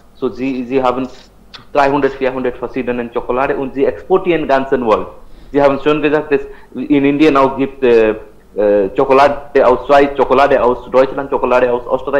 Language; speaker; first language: German; non-native, learner; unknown